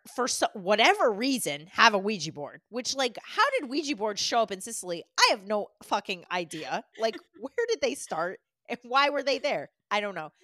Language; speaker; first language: English; native; English